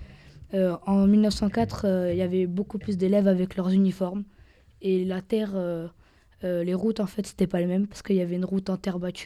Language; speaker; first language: French; native; French